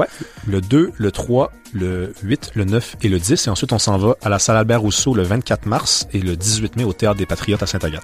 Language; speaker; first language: French; native; French